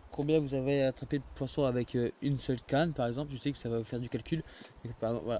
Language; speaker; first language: French; native; French